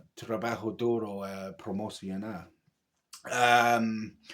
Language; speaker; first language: Spanish; non-native, learner; English